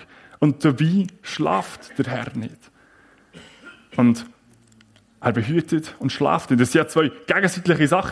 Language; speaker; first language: German; native; German